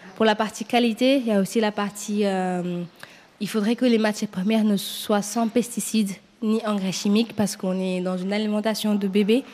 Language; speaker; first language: French; non-native, local second language; Wolof